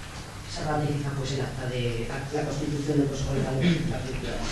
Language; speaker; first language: Spanish; native; Spanish